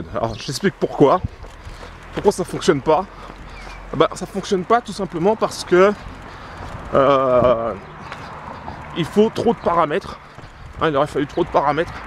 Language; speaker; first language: French; native; French